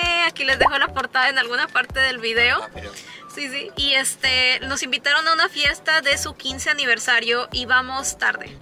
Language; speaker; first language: Spanish; native; Spanish